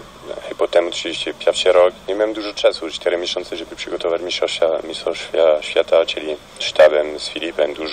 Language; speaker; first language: Polish; non-native, fluent; French